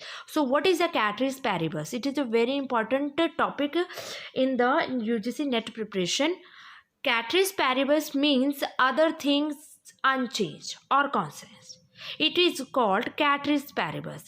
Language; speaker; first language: English; non-native, local second language; Hindi